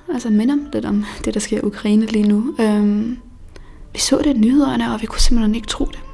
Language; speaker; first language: Danish; early bilingual, other home language; Bosnian